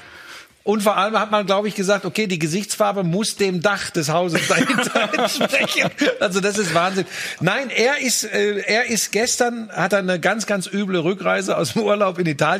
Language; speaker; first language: German; native; German